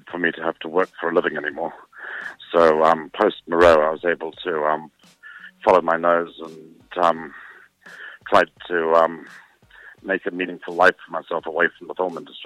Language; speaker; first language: English; native; English